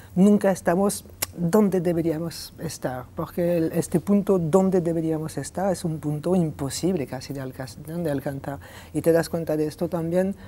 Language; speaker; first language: Spanish; non-native, fluent; French